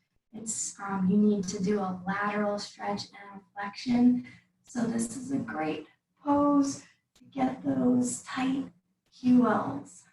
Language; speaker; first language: English; native; English